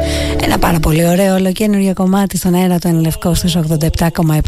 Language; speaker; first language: Greek; native; Greek